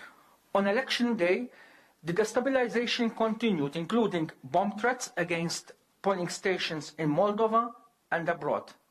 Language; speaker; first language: English; non-native, local second language; Maltese